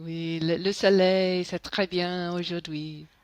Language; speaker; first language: French; non-native, learner; English